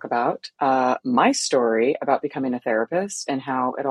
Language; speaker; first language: English; native; English